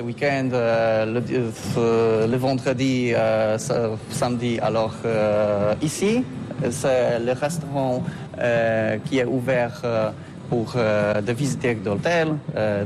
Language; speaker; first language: French; non-native, fluent; Polish